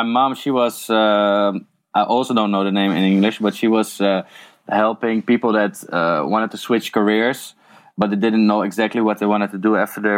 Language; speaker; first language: English; non-native, fluent; Dutch